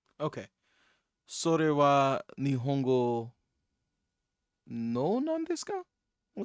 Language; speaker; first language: Japanese; non-native, learner; English